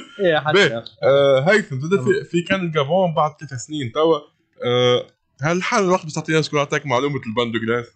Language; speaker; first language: Arabic; native; Arabic